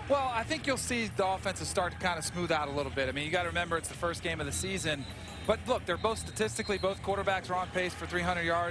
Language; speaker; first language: English; native; English